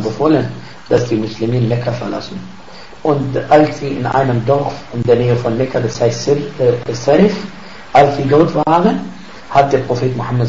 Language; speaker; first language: German; non-native, fluent; Arabic